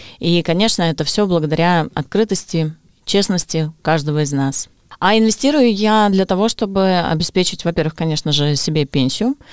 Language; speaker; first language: Russian; native; Russian